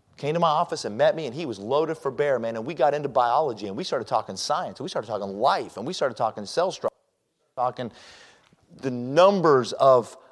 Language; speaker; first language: English; native; English